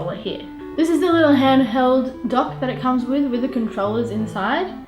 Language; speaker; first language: English; native; English